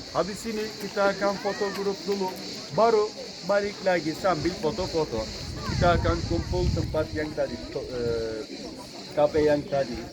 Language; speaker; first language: Indonesian; non-native, learner; Turkish